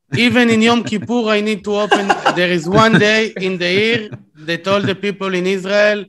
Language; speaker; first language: English; non-native, learner; Hebrew